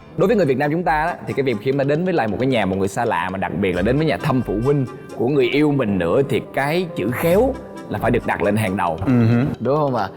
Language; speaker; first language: Vietnamese; native; Vietnamese